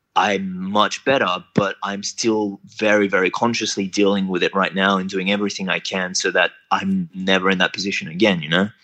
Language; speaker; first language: English; non-native, fluent; French